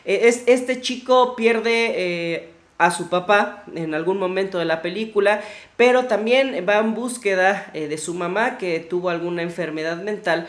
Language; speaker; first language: Spanish; native; Spanish